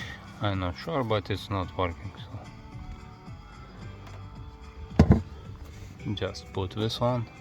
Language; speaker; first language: English; non-native, learner; Lithuanian